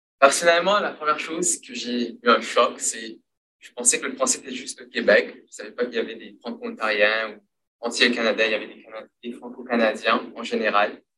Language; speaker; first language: French; non-native, local second language; Morisyen